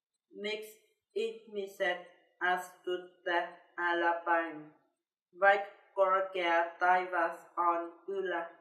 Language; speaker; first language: Finnish; non-native, learner; Vietnamese